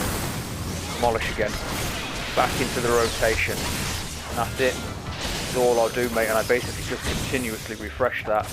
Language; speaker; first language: English; native; English